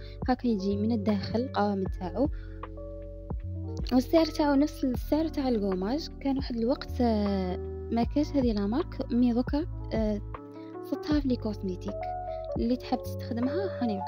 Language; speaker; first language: Arabic; native; Arabic